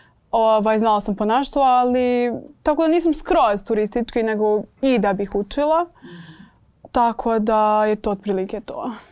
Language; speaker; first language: Croatian; non-native, fluent; English